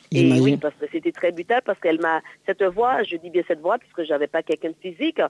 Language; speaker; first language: French; native; French